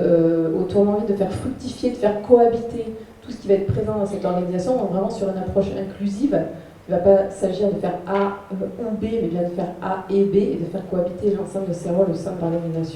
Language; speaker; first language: French; native; French